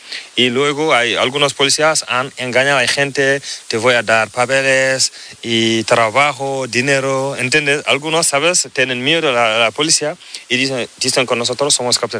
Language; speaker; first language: Spanish; non-native, learner; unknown